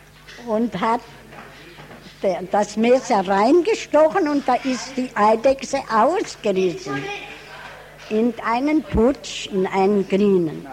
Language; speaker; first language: German; early bilingual, heritage; German